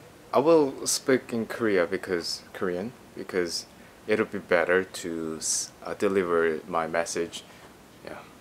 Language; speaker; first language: English; non-native, fluent; Korean